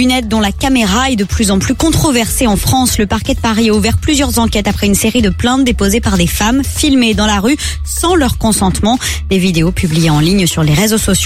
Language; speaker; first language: French; native; French